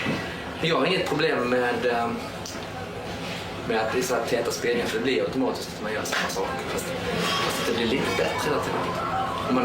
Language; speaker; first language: Swedish; native; Swedish